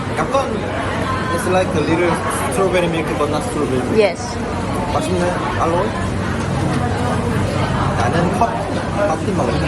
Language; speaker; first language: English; non-native, learner; Korean